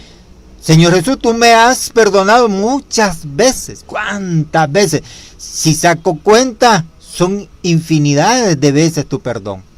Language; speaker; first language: Spanish; native; Spanish